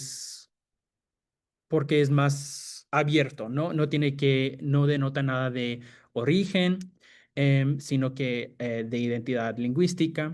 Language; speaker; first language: Spanish; non-native, fluent; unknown